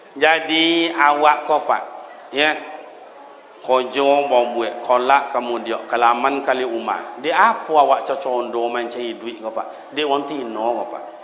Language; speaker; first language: Malay; native; Malay